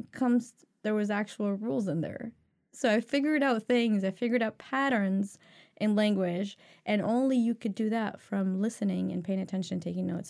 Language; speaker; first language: English; non-native, fluent; Arabic